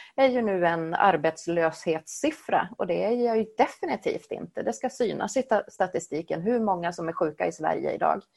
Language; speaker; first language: Swedish; native; Swedish